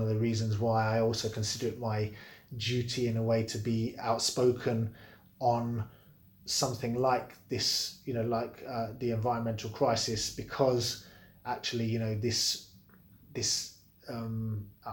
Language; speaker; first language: English; native; English